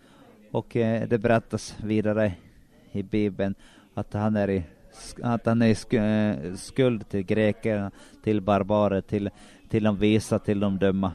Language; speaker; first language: Swedish; non-native, local second language; Finnish